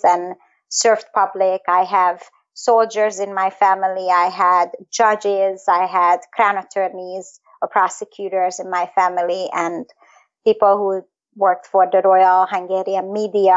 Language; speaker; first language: English; non-native, fluent; Hungarian